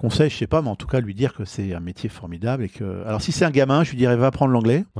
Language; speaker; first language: French; native; French